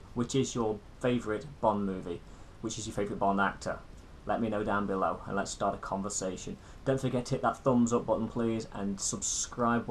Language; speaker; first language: English; native; English